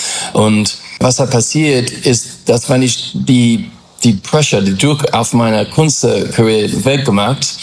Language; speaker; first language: German; non-native, learner; English